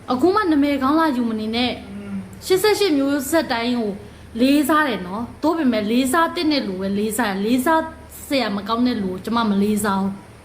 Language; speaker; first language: Burmese; native; Burmese